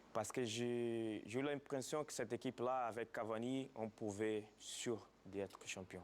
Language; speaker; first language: French; non-native, fluent; Portuguese